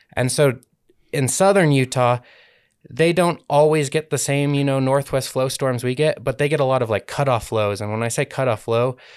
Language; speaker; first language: English; native; English